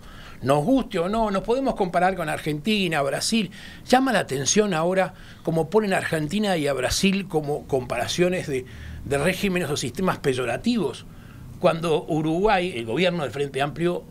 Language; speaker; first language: Spanish; native; Spanish